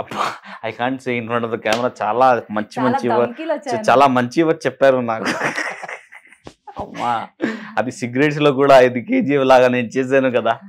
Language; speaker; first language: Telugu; non-native, local second language; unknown